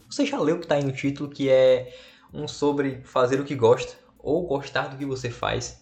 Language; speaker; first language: Portuguese; native; Portuguese